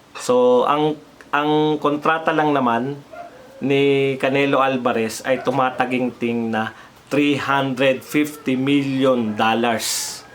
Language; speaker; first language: Filipino; native; Filipino